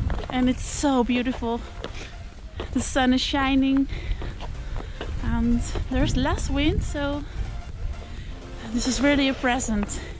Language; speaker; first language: English; non-native, fluent; Dutch